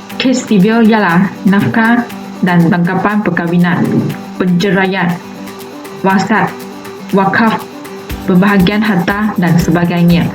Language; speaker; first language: Malay; non-native, local second language; Chinese